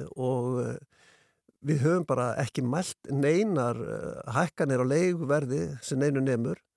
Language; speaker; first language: Icelandic; native; Icelandic